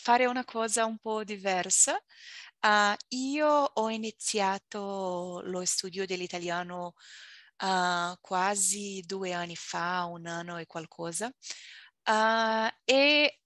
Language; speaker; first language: Italian; non-native, learner; Portuguese